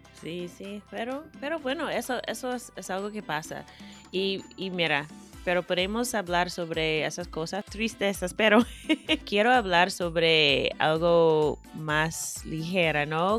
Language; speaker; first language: Spanish; non-native, fluent; English